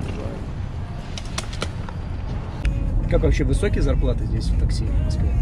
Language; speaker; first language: Russian; native; Russian